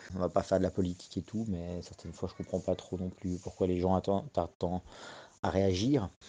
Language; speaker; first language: French; native; French